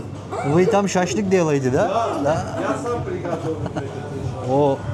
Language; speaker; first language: Russian; non-native, learner; Turkish